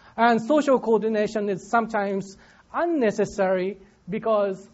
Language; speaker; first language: English; non-native, fluent; Japanese